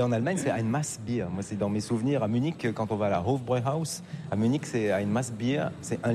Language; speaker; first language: French; native; French